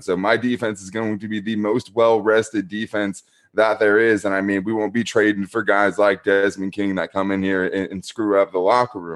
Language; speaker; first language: English; native; English